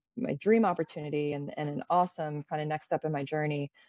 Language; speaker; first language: English; early bilingual, other home language; Croatian